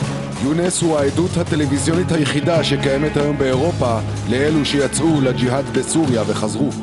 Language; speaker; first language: Hebrew; native; Hebrew